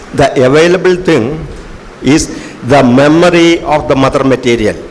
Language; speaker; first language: English; non-native, local second language; Malayalam